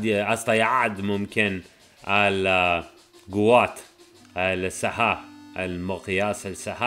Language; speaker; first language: Arabic; non-native, learner; English